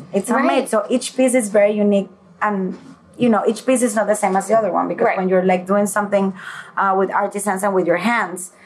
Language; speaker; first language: English; early bilingual, other home language; Spanish